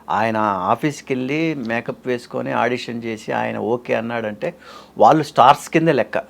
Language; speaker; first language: Telugu; native; Telugu